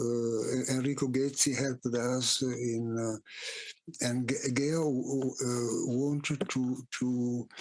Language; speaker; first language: English; non-native, fluent; Italian